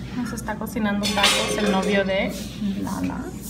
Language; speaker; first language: Spanish; early bilingual, heritage; Spanish